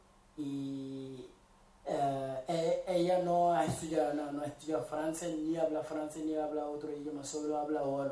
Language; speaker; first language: Spanish; non-native, fluent; Wolof